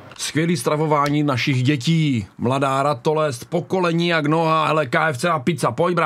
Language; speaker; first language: Czech; native; Czech